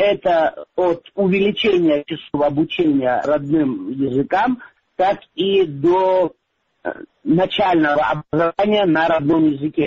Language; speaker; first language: Russian; non-native, local second language; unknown